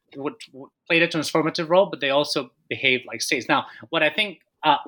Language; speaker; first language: English; non-native, fluent; Spanish